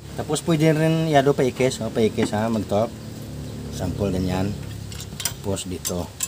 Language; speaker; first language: Filipino; non-native, local second language; Cebuano